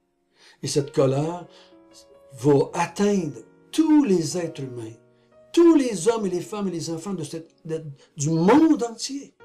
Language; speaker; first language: French; native; French